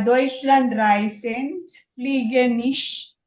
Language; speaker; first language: German; non-native, learner; Filipino